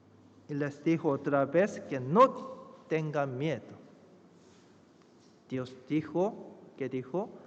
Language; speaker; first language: Spanish; non-native, fluent; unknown